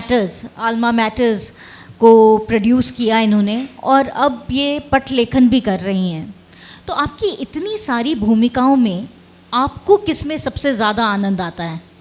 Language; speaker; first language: Hindi; native; Hindi